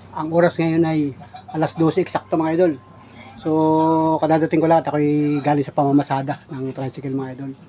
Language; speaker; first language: Filipino; native; Filipino